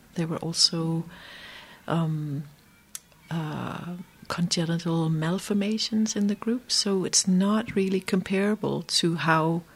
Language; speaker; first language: English; non-native, fluent; Danish